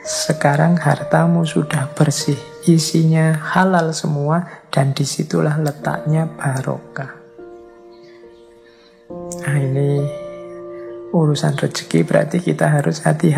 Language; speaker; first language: Indonesian; native; Indonesian